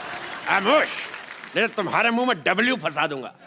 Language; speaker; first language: Hindi; native; Hindi